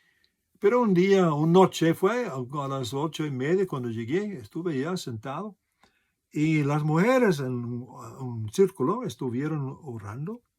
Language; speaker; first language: Spanish; non-native, fluent; English